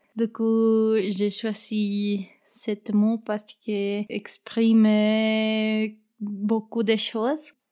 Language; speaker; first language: French; non-native, learner; Spanish